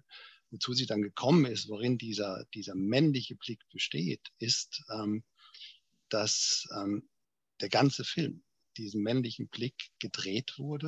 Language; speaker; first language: German; native; German